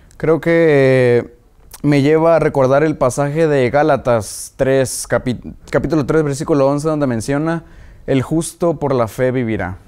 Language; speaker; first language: Spanish; native; Spanish